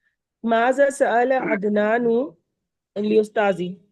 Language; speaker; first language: Arabic; non-native, learner; Urdu